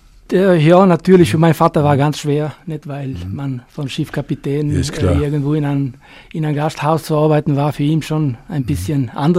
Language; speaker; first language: German; non-native, fluent; Albanian